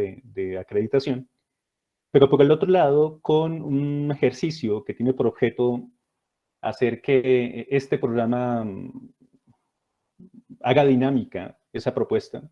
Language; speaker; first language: Spanish; native; Spanish